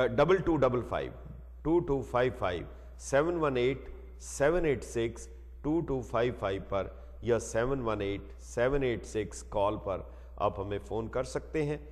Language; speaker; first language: Hindi; non-native, local second language; Punjabi